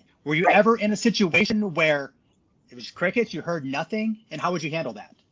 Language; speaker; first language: English; native; English